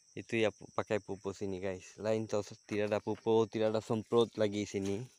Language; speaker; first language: Indonesian; non-native, fluent; Bangla